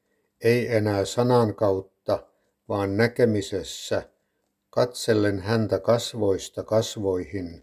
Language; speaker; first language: Finnish; native; Finnish